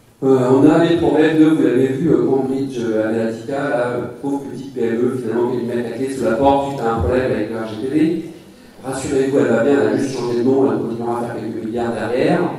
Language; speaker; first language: French; native; French